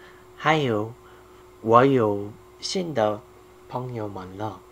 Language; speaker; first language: Chinese; non-native, learner; Korean